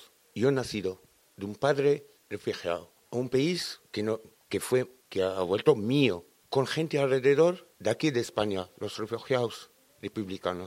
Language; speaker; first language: Spanish; non-native, fluent; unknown